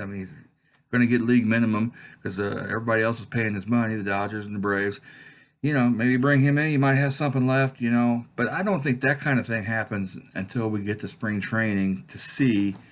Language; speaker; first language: English; native; English